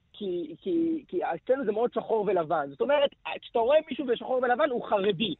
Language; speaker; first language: Hebrew; non-native, local second language; Yiddish